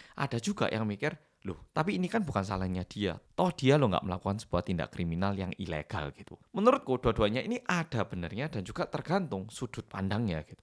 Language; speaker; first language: Indonesian; early bilingual, other home language; Korean